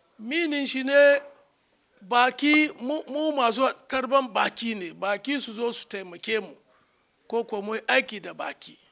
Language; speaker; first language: Hausa; early bilingual, heritage; Hausa